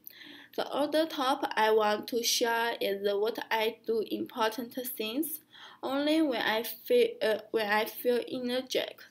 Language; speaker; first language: English; non-native, learner; Chinese